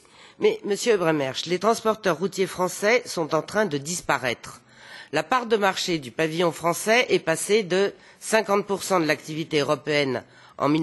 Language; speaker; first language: French; native; French